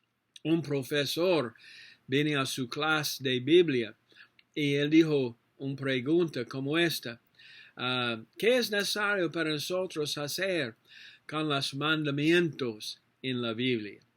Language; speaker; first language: Spanish; non-native, learner; English